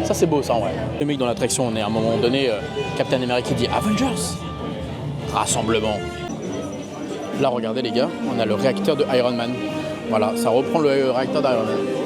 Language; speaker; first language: French; native; French